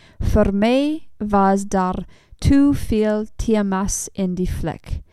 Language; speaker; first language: Afrikaans; non-native, learner; English